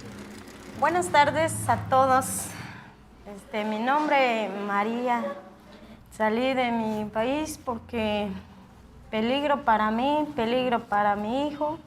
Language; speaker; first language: Spanish; non-native, local second language; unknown